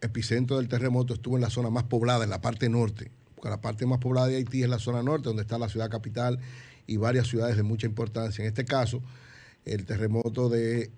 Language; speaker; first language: Spanish; native; Spanish